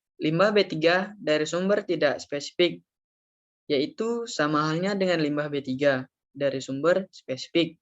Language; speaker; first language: Indonesian; native; Indonesian